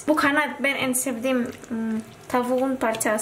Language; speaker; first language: Turkish; non-native, learner; Indonesian